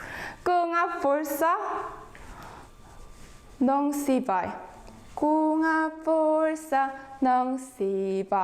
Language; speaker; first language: Portuguese; non-native, fluent; Korean